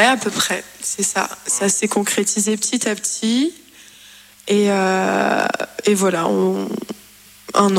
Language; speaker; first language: French; native; French